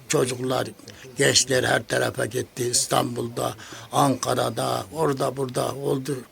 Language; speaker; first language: Turkish; non-native, learner; Kyrgyz